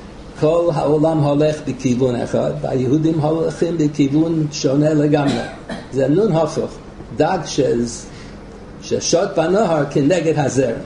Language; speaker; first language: Hebrew; non-native, fluent; English